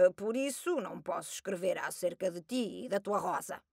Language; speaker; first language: Portuguese; native; Portuguese